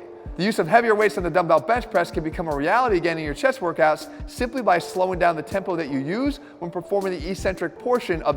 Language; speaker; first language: English; native; English